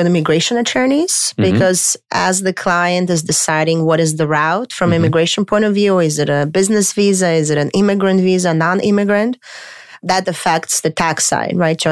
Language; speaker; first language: English; non-native, fluent; Romanian